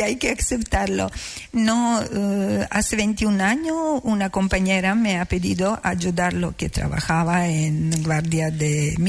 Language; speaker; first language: Spanish; non-native, fluent; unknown